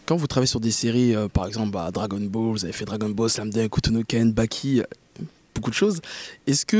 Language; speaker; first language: French; native; French